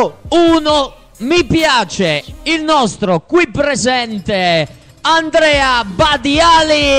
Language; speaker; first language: Italian; native; Italian